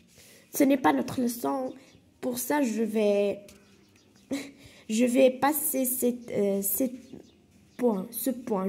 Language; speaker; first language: French; non-native, local second language; Arabic